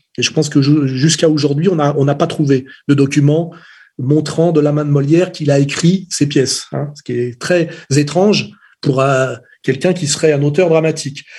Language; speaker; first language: French; native; French